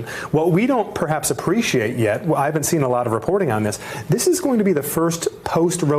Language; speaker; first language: English; native; English